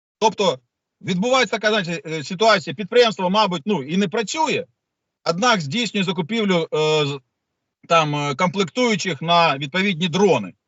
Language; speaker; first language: Ukrainian; native; Ukrainian